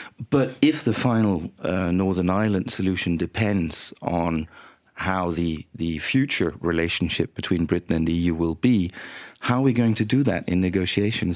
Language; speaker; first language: English; non-native, fluent; Danish